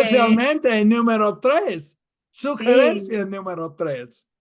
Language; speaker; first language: Spanish; non-native, fluent; English